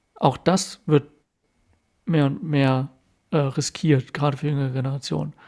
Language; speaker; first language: German; native; German